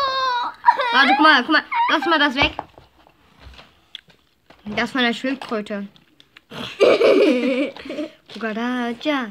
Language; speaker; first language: German; native; German